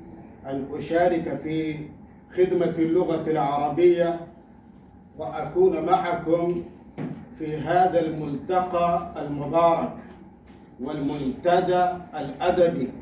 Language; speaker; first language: Arabic; non-native, fluent; Urdu